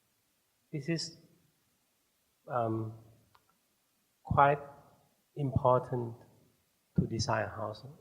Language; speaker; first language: English; non-native, fluent; Thai